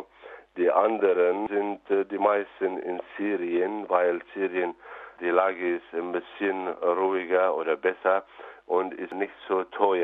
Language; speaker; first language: German; non-native, fluent; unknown